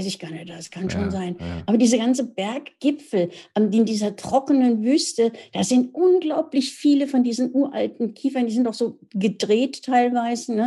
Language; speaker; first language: German; native; German